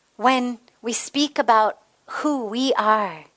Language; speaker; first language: English; native; English